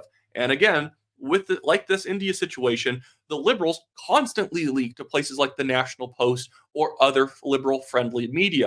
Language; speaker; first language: English; native; English